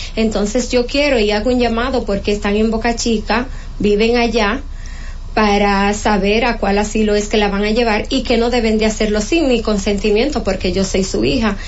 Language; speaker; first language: Spanish; native; Spanish